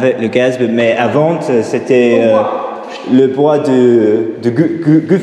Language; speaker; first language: French; non-native, learner; English